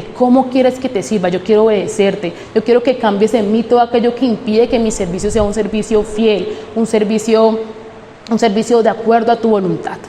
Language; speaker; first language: Spanish; native; Spanish